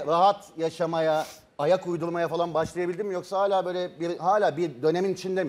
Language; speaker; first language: Turkish; native; Turkish